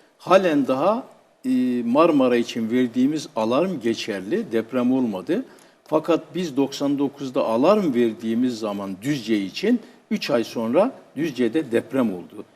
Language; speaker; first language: Turkish; native; Turkish